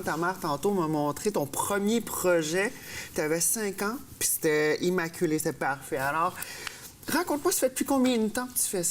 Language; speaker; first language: French; native; French